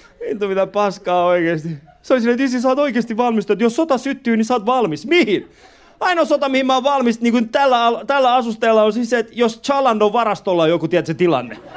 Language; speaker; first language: Finnish; early bilingual, other home language; Persian